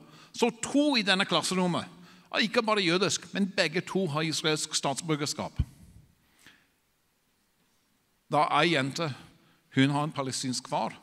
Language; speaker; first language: Norwegian; non-native, fluent; English